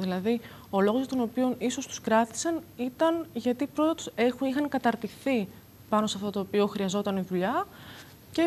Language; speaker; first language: Greek; native; Greek